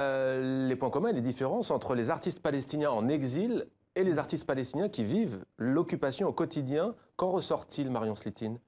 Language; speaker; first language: French; native; French